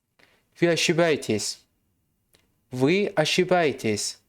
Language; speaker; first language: Russian; non-native, local second language; Tajik